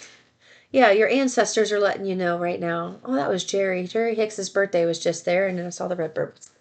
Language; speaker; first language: English; native; English